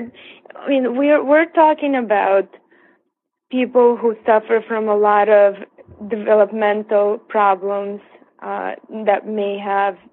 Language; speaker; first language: English; non-native, fluent; Russian